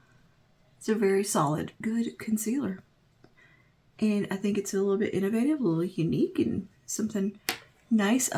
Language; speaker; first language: English; native; English